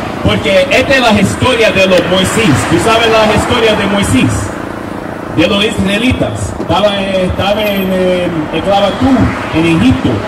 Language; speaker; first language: Spanish; non-native, learner; English